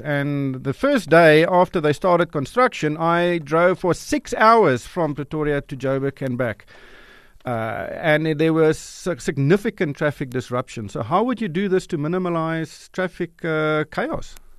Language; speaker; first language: English; non-native, local second language; Afrikaans